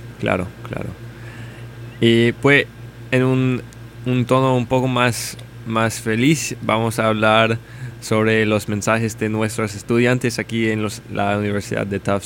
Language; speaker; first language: Spanish; non-native, learner; English